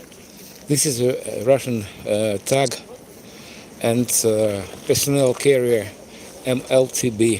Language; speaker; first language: English; non-native, fluent; Russian